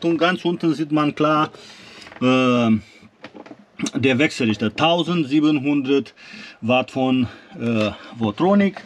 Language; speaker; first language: German; non-native, learner; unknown